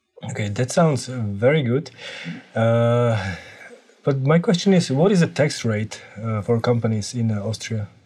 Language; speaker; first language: English; non-native, fluent; Slovak